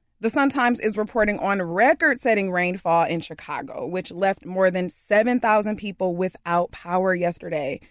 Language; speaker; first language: English; native; English